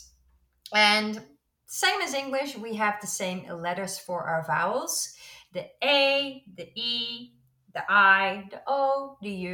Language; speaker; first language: English; non-native, fluent; Dutch